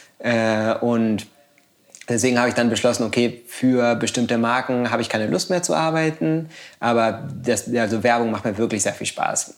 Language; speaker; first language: German; non-native, fluent; Spanish